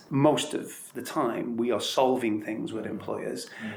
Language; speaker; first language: English; native; English